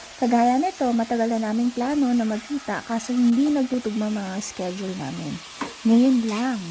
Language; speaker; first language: Filipino; native; Filipino